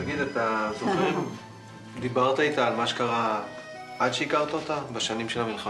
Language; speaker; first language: Hebrew; native; Hebrew